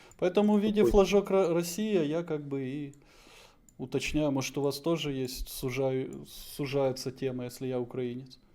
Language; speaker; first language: Russian; native; Russian